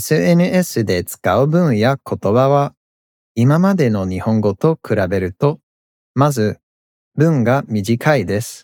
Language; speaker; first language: Japanese; non-native, fluent; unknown